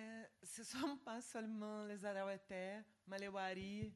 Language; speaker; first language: French; non-native, fluent; Portuguese